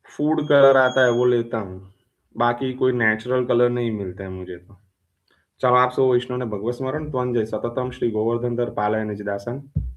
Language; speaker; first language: Hindi; non-native, local second language; Gujarati